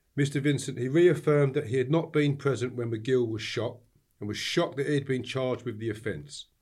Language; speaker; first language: English; native; English